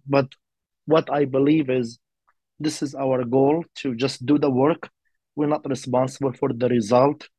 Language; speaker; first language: English; non-native, learner; Arabic